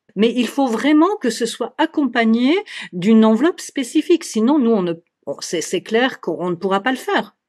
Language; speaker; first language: French; native; French